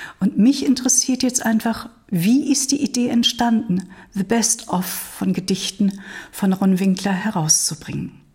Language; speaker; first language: German; native; German